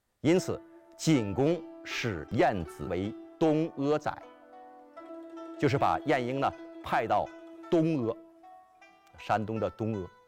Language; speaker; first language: Chinese; native; Chinese